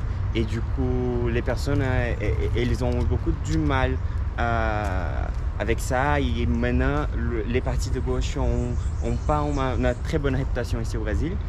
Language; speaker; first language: French; non-native, fluent; Portuguese